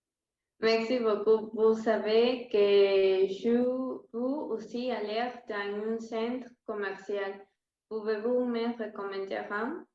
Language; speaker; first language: French; non-native, learner; Spanish